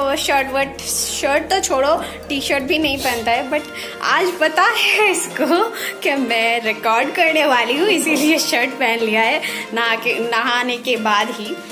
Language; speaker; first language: Hindi; non-native, local second language; Bangla